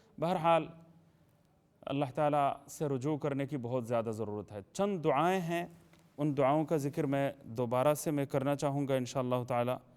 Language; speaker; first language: Urdu; native; Urdu